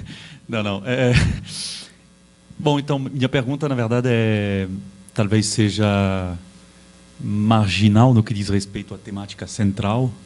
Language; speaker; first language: Portuguese; non-native, fluent; French